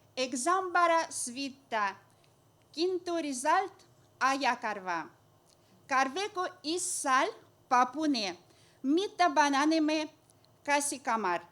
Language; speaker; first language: Hindi; non-native, learner; Russian